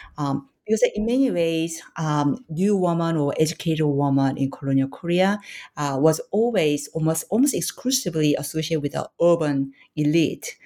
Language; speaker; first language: English; non-native, fluent; Korean